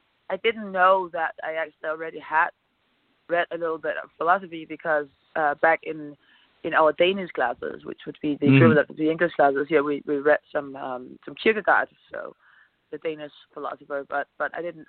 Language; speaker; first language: English; non-native, fluent; Danish